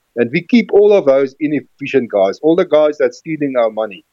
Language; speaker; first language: English; non-native, local second language; Afrikaans